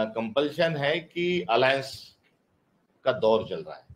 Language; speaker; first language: Hindi; non-native, local second language; Marathi